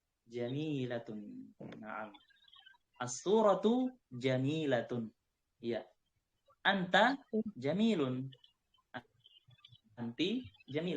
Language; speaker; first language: Arabic; non-native, fluent; Indonesian